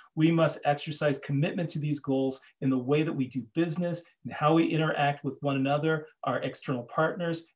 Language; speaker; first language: English; native; English